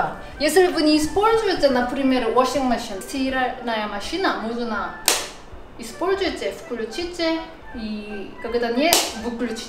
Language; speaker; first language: Russian; non-native, fluent; Korean